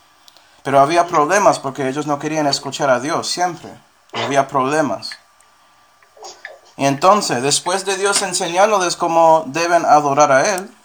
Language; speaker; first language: Spanish; non-native, fluent; English